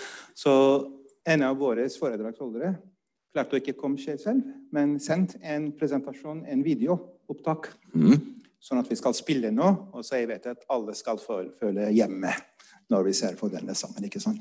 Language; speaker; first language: Norwegian; non-native, fluent; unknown